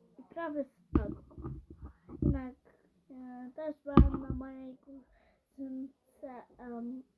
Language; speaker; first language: Polish; early bilingual, heritage; Polish